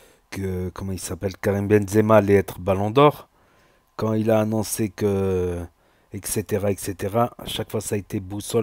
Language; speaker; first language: French; native; French